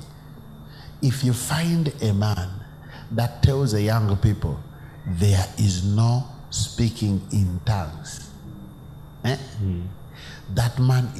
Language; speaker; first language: English; non-native, local second language; Ganda